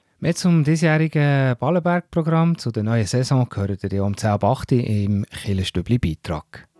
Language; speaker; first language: German; native; German